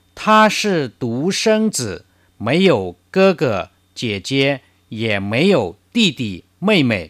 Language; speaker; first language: Chinese; non-native, fluent; Thai